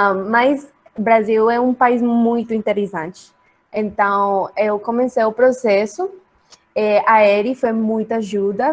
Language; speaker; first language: Portuguese; non-native, learner; Spanish